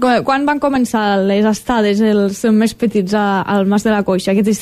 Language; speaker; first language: Catalan; native; Catalan